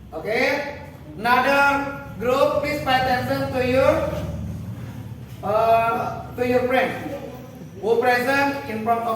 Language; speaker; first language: English; non-native, fluent; Indonesian